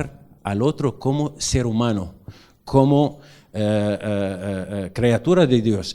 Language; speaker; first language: Spanish; non-native, learner; Arabic